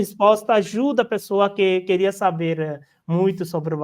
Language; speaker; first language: Portuguese; non-native, learner; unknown